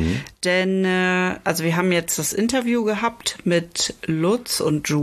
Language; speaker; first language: German; native; German